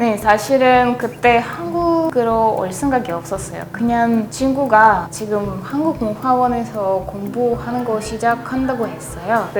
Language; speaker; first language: Korean; non-native, learner; Russian